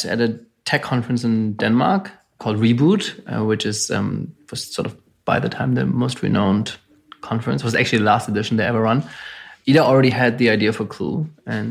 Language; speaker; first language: English; non-native, fluent; German